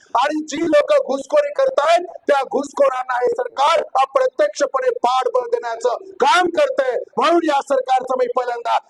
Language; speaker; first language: Marathi; non-native, local second language; Lambadi